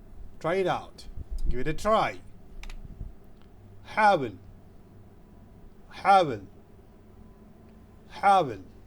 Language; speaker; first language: Arabic; non-native, fluent; Urdu